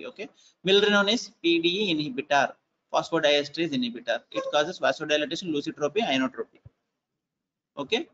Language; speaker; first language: English; non-native, local second language; Telugu